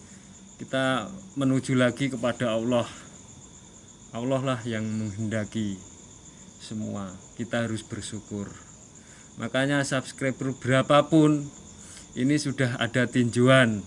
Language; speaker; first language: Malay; non-native, local second language; Javanese